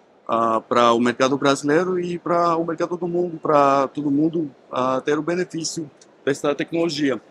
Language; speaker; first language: Portuguese; non-native, fluent; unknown